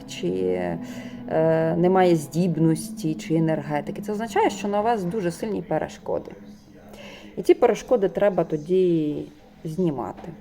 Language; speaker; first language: Ukrainian; non-native, local second language; Russian